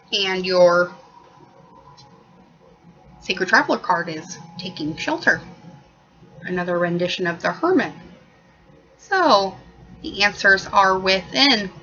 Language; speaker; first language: English; native; English